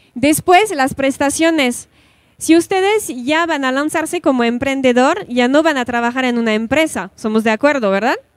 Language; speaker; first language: Spanish; non-native, fluent; French